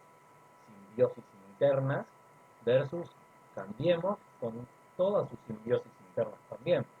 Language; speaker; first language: Spanish; native; Spanish